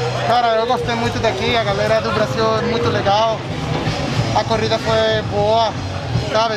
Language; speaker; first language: Portuguese; non-native, fluent; Spanish